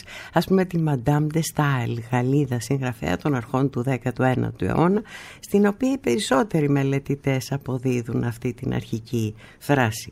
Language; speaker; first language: Greek; native; Greek